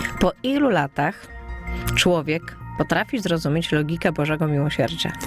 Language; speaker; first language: Polish; native; Polish